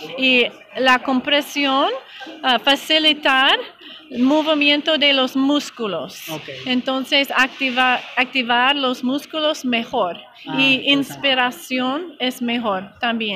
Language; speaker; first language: Spanish; non-native, learner; English